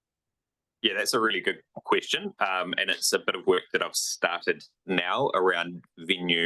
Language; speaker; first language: English; native; English